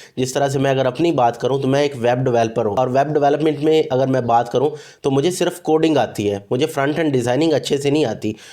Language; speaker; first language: Urdu; non-native, local second language; Punjabi